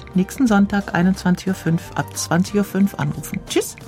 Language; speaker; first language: German; native; German